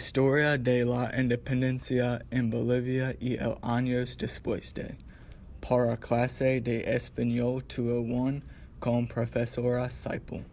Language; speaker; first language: Spanish; non-native, learner; English